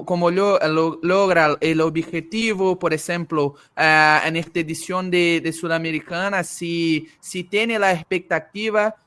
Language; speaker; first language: Spanish; non-native, learner; Portuguese